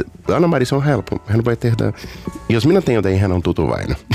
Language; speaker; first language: Finnish; non-native, fluent; Portuguese